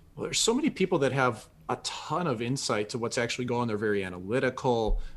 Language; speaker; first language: English; native; English